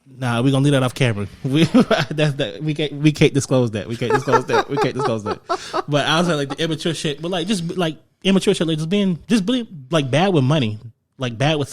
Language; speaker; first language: English; native; English